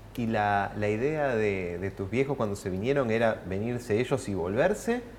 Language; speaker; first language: Spanish; native; Spanish